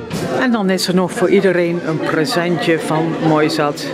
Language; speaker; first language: Dutch; native; Dutch